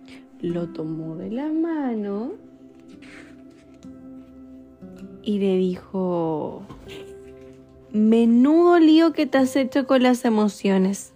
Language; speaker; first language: Spanish; native; Spanish